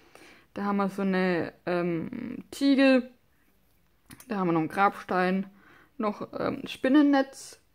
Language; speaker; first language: German; non-native, fluent; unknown